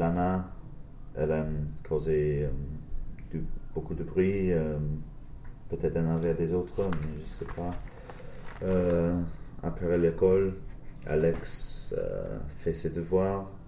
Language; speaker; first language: French; non-native, learner; English